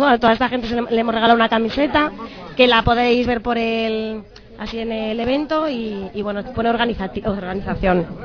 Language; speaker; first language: Spanish; native; Spanish